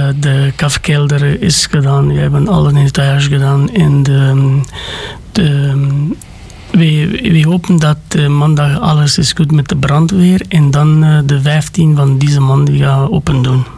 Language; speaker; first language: Dutch; non-native, learner; Romanian